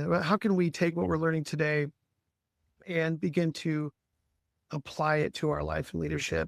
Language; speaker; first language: English; native; English